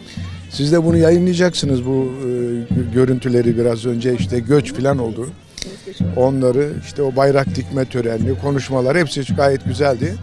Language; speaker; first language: Turkish; native; Turkish